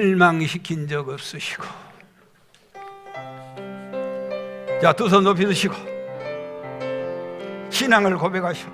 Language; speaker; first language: Korean; native; Korean